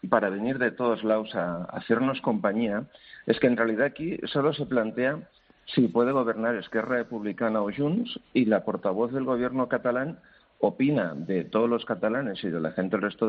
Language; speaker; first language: Spanish; native; Spanish